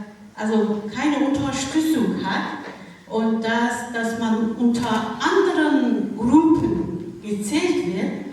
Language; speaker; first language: German; non-native, fluent; Kurdish